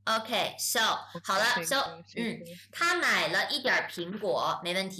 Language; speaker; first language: Chinese; non-native, fluent; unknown